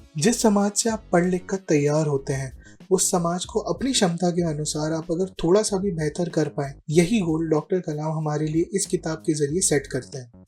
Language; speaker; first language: Hindi; native; Hindi